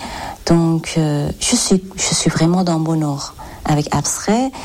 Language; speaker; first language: French; non-native, learner; Persian